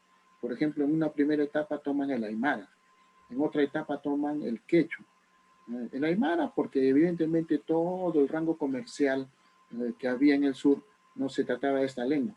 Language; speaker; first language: Spanish; native; Spanish